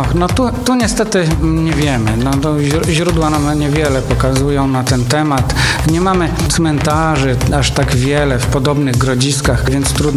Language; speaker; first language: Polish; native; Polish